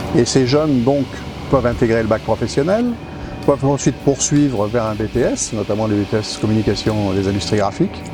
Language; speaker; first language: French; native; French